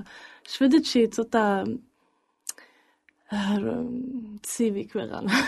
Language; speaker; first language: Georgian; early bilingual, heritage; Georgian